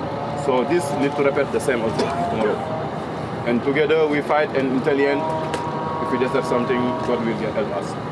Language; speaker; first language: English; non-native, learner; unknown